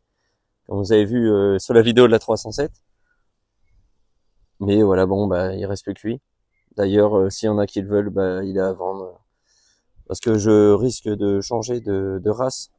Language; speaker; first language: French; native; French